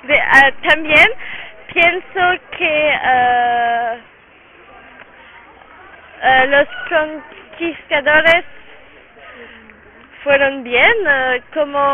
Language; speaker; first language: Spanish; non-native, learner; French